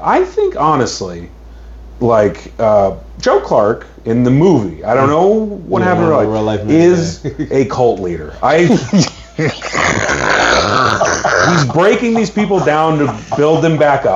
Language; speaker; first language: English; native; English